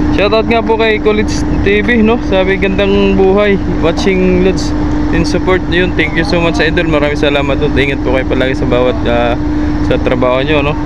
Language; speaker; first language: Filipino; non-native, local second language; Cebuano